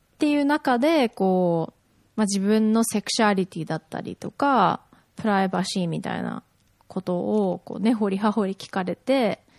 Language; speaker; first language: Japanese; early bilingual, heritage; Japanese